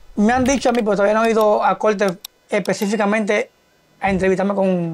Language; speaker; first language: Spanish; native; Spanish